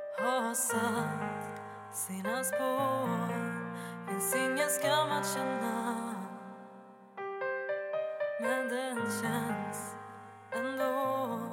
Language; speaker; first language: Swedish; native; Swedish